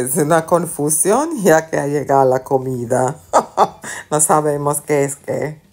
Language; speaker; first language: Spanish; non-native, fluent; English